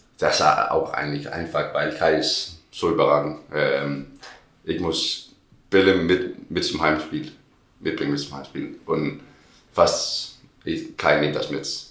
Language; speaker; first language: German; non-native, learner; Danish